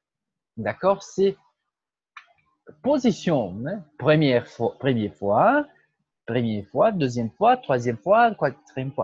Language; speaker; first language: French; non-native, fluent; Portuguese